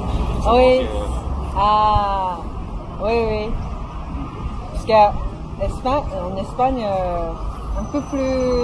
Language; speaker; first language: French; non-native, fluent; Japanese